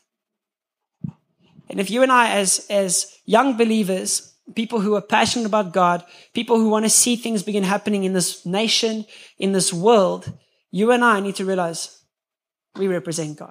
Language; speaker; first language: English; native; English